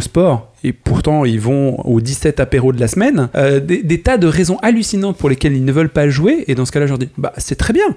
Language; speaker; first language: French; native; French